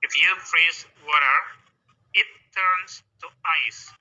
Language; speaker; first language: English; non-native, fluent; Indonesian